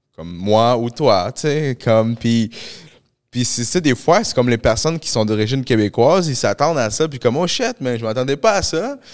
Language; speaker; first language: French; early bilingual, other home language; Spanish